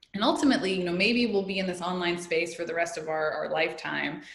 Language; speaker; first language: English; native; English